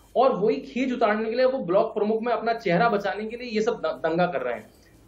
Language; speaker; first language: Hindi; native; Hindi